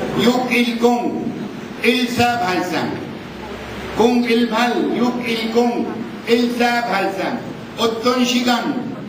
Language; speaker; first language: Korean; non-native, learner; Arabic